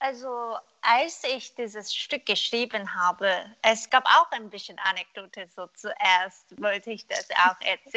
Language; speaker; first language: German; non-native, learner; Korean